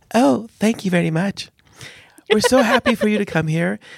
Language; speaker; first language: English; native; English